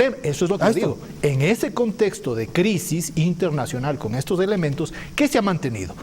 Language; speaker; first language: Spanish; native; Spanish